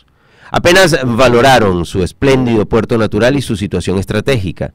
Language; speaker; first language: Spanish; native; Spanish